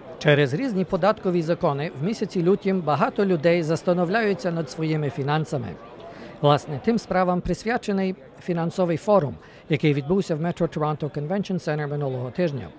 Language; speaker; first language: Ukrainian; early bilingual, heritage; Ukrainian